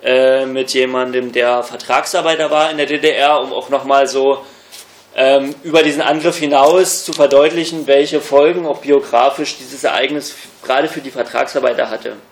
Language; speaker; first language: German; native; German